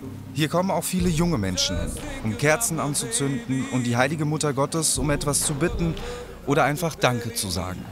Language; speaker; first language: German; early bilingual, other home language; Croatian